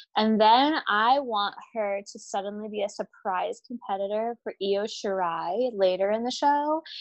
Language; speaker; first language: English; native; English